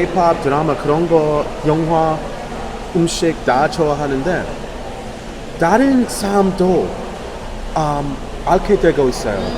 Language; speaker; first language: Korean; non-native, learner; English